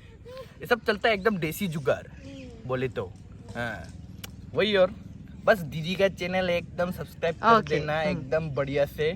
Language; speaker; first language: Hindi; non-native, local second language; Bodo